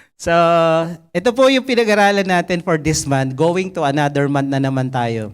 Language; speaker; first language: Filipino; native; Filipino